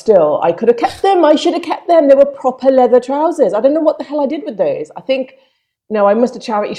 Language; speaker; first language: English; native; English